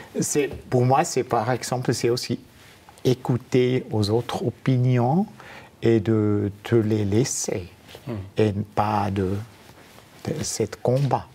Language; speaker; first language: French; non-native, fluent; German